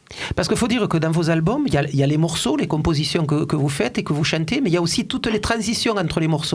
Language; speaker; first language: French; native; French